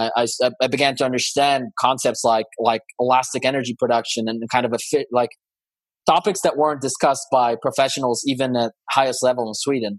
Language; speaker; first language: English; non-native, fluent; Polish